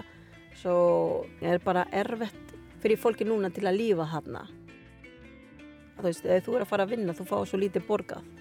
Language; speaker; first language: Icelandic; non-native, learner; Spanish